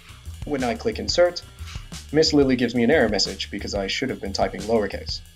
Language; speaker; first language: English; native; English